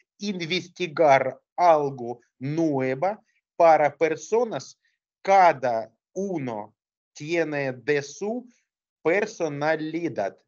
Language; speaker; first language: Spanish; non-native, learner; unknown